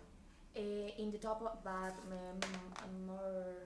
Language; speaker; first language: English; non-native, learner; Spanish